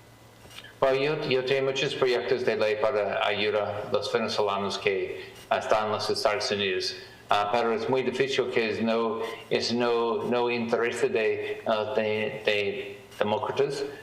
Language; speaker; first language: Spanish; non-native, learner; English